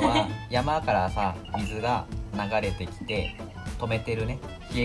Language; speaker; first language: Japanese; native; Japanese